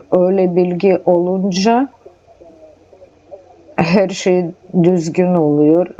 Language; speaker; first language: Turkish; non-native, learner; Russian